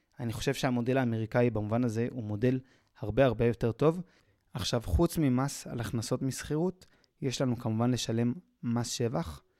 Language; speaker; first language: Hebrew; native; Hebrew